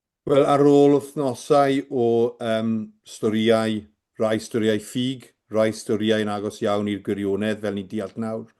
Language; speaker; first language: Welsh; native; Welsh